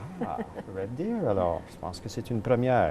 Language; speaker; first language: French; native; French